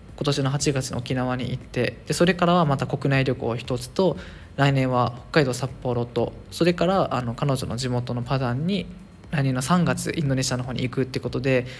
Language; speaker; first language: Japanese; native; Japanese